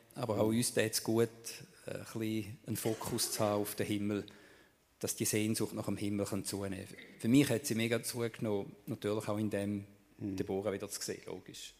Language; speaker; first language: German; native; German